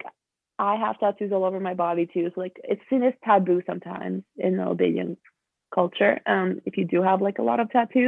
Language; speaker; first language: English; early bilingual, other home language; Albanian